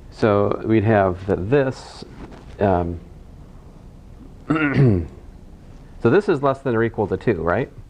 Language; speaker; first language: English; native; English